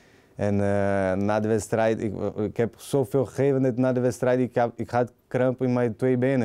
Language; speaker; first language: Dutch; non-native, learner; Portuguese